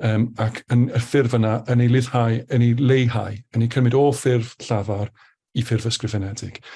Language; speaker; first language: Welsh; native; Welsh